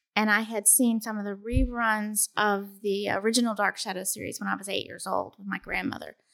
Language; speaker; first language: English; native; English